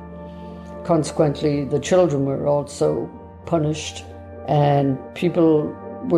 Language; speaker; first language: English; native; English